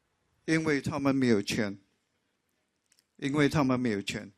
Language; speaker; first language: Chinese; non-native, local second language; English